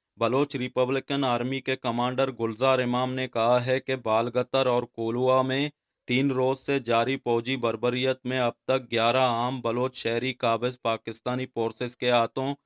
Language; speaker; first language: Urdu; non-native, local second language; Baluchi